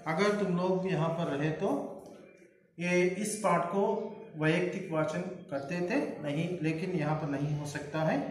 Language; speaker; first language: Hindi; non-native, local second language; Telugu